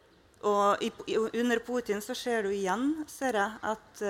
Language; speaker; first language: Norwegian; non-native, fluent; Russian